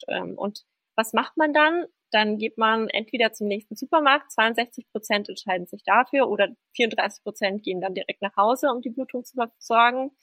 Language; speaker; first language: German; native; German